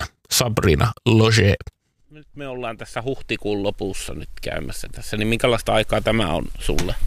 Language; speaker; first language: Finnish; native; Finnish